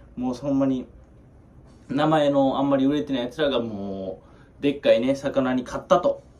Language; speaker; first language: Japanese; native; Japanese